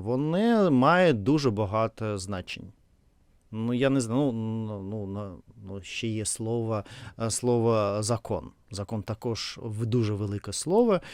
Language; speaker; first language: Ukrainian; non-native, learner; Russian